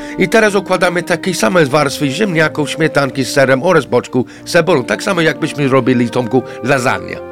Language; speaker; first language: Polish; non-native, fluent; English